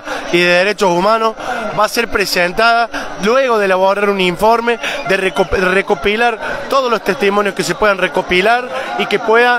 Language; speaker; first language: Spanish; native; Spanish